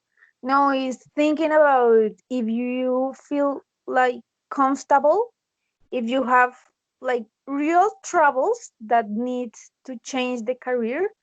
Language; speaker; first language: English; non-native, learner; Spanish